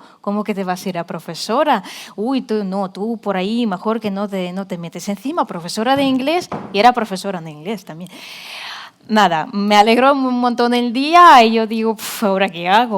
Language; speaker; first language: Spanish; non-native, fluent; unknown